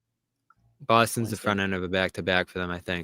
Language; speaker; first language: English; native; English